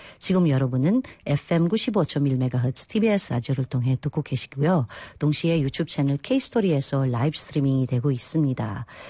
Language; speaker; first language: Korean; non-native, fluent; Filipino